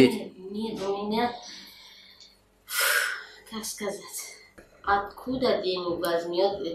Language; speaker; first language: Russian; non-native, learner; Tajik